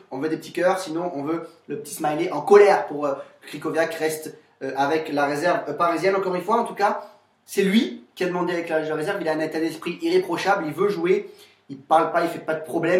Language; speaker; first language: French; native; French